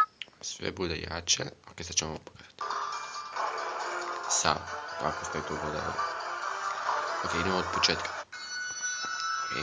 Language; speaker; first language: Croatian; early bilingual, heritage; Croatian